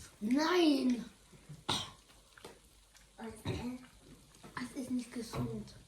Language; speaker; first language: German; early bilingual, other home language; Thai